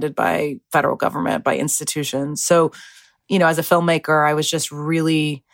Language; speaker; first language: English; early bilingual, other home language; Spanish